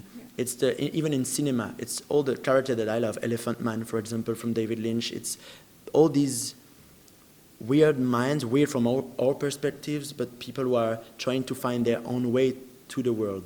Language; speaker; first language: English; non-native, fluent; French